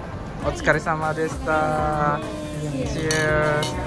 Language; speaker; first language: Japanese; non-native, learner; Indonesian